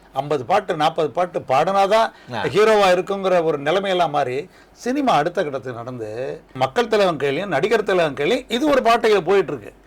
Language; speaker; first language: Tamil; native; Tamil